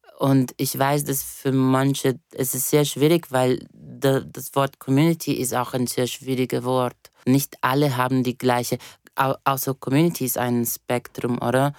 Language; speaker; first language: German; non-native, fluent; Portuguese